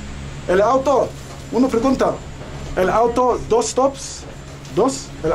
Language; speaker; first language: Spanish; non-native, learner; English